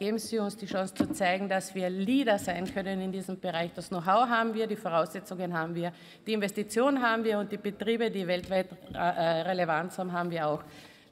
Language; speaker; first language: German; native; German